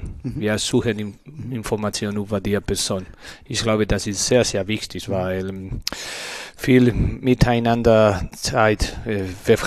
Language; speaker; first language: German; non-native, learner; Spanish